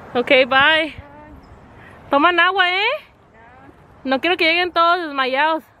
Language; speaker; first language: Spanish; early bilingual, heritage; Spanish